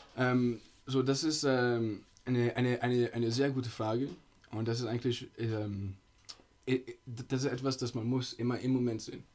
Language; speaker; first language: German; non-native, learner; Italian